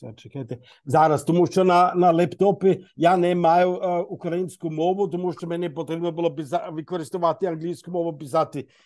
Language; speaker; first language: Ukrainian; non-native, fluent; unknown